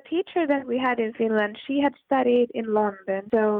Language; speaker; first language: English; non-native, fluent; Finnish